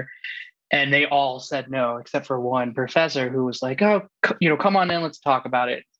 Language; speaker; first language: English; native; English